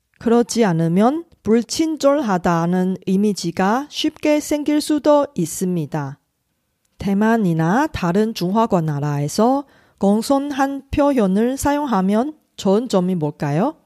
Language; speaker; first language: Korean; non-native, fluent; Chinese